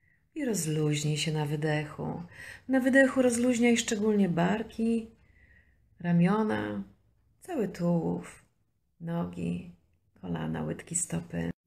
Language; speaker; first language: Polish; native; Polish